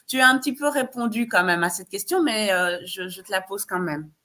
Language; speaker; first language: French; native; French